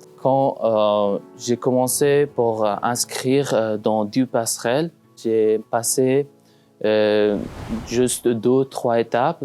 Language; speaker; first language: French; non-native, learner; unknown